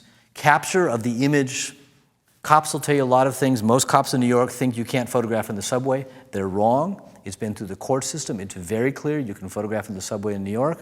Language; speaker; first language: English; native; English